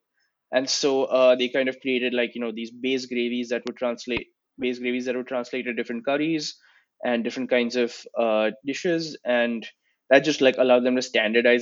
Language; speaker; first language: English; non-native, local second language; Gujarati